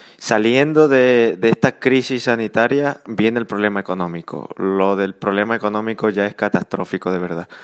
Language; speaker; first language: Spanish; native; Spanish